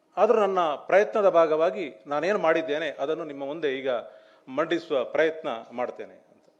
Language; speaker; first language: Kannada; native; Kannada